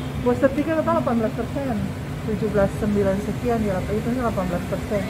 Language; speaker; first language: Indonesian; non-native, local second language; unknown